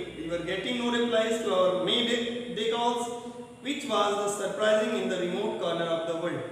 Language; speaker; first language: English; non-native, local second language; Hindi